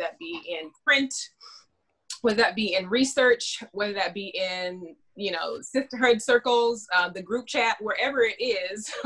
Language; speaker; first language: English; native; English